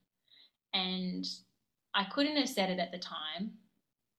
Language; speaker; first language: English; native; English